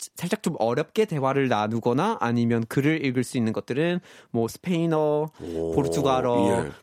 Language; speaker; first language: Korean; non-native, fluent; English